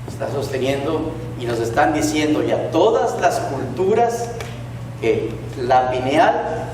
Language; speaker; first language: Spanish; native; Spanish